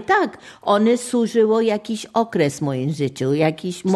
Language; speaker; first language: Polish; non-native, fluent; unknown